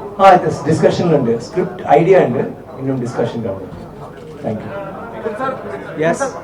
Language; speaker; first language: Malayalam; non-native, learner; Tamil